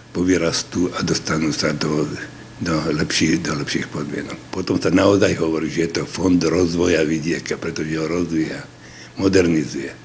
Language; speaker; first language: Slovak; native; Slovak